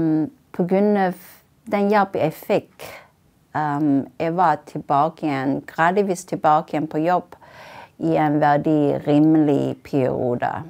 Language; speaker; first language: Norwegian; non-native, fluent; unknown